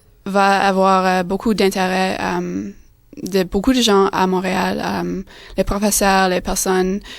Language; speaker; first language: French; non-native, fluent; English